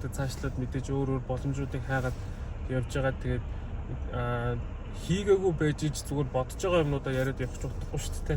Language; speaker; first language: Mongolian; native; Mongolian